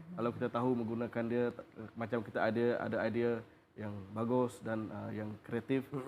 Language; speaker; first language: Malay; non-native, local second language; Iban